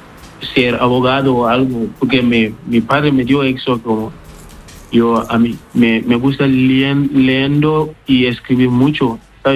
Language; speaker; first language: Spanish; non-native, learner; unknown